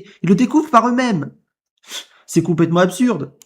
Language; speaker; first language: French; native; French